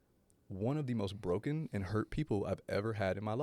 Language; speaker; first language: English; native; English